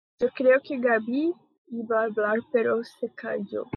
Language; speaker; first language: Spanish; non-native, learner; Portuguese